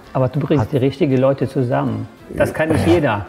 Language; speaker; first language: German; non-native, fluent; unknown